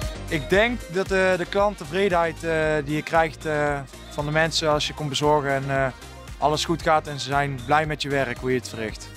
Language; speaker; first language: Dutch; native; Dutch